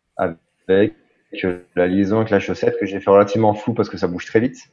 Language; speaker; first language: French; native; French